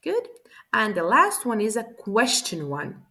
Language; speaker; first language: English; non-native, fluent; Latvian